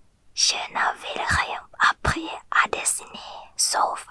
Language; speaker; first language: French; non-native, learner; Thai